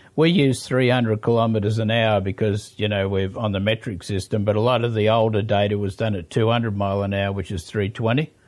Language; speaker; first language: English; native; English